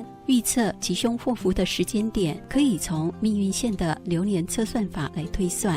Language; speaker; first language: Chinese; native; Chinese